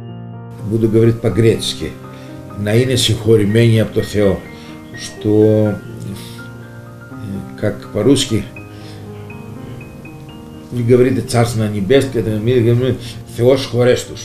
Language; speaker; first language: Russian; non-native, learner; Greek